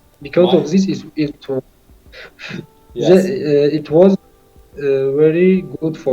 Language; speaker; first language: English; non-native, learner; Tajik